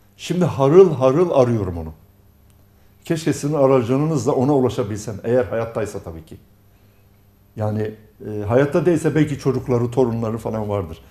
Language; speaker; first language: Turkish; non-native, local second language; Arabic